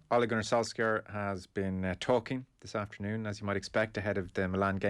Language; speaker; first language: English; native; English